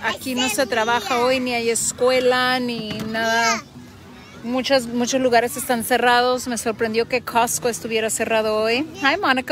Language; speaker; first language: Spanish; early bilingual, heritage; Spanish